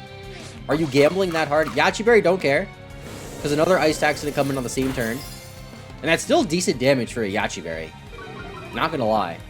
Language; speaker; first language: English; native; English